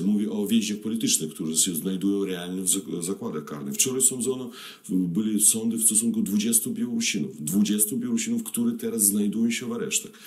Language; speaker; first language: Polish; non-native, fluent; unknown